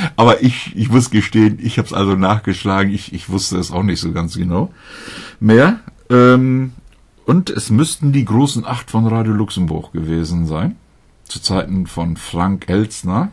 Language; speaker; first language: German; native; German